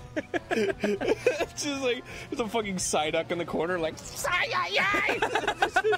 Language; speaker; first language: English; native; English